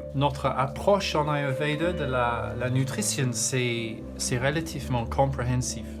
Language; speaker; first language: French; non-native, learner; English